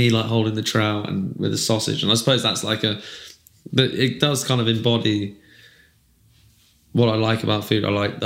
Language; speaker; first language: English; native; English